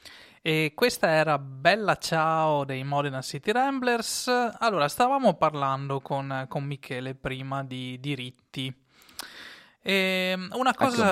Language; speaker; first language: Italian; native; Italian